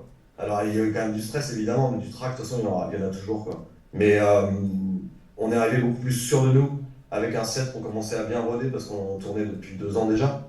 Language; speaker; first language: French; native; French